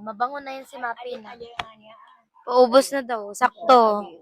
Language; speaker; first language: Filipino; native; Filipino